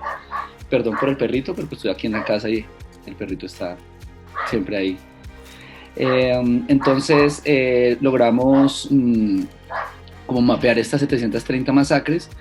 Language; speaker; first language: Spanish; native; Spanish